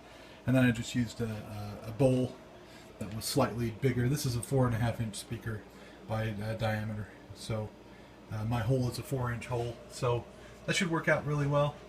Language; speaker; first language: English; native; English